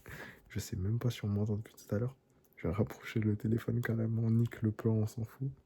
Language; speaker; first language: French; native; French